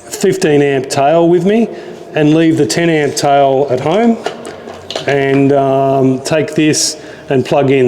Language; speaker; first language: English; native; English